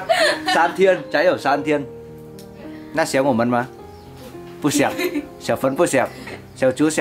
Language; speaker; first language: Chinese; non-native, fluent; Vietnamese